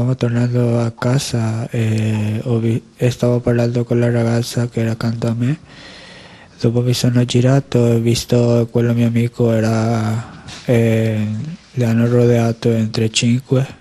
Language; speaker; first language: Italian; early bilingual, other home language; Spanish